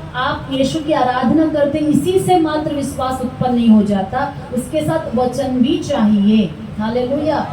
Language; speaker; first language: Hindi; non-native, local second language; Telugu